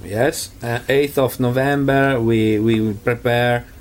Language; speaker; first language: English; non-native, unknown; Italian